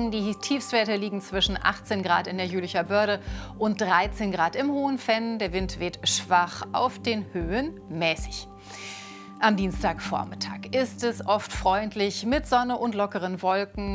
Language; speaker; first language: German; native; German